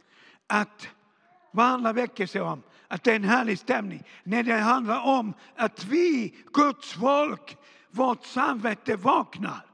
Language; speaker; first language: Swedish; non-native, fluent; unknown